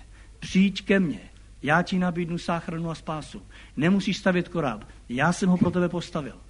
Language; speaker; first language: Czech; native; Czech